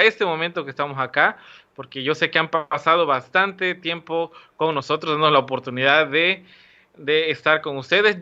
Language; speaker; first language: Spanish; native; Spanish